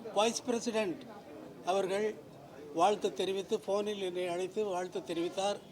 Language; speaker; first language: Tamil; native; Tamil